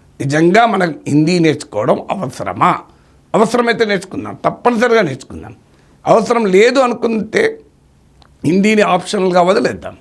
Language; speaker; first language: Telugu; native; Telugu